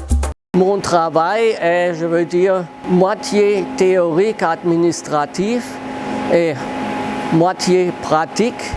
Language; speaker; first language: French; non-native, fluent; German